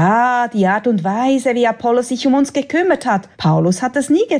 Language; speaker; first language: German; native; German